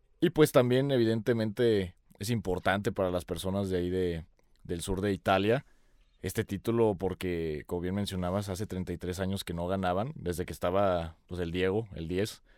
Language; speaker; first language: Spanish; native; Spanish